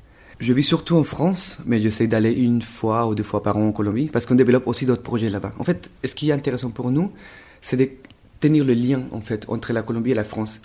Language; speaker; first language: French; non-native, fluent; Spanish